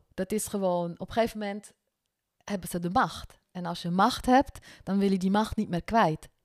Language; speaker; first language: Dutch; non-native, fluent; French